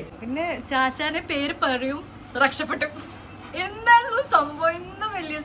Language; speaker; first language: Malayalam; non-native, learner; Hindi